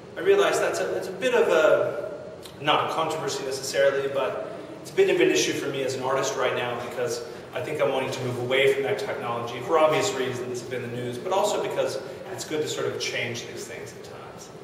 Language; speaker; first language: English; native; English